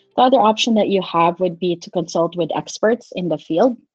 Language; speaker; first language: English; non-native, local second language; Cebuano